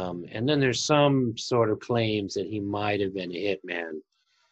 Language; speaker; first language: English; native; English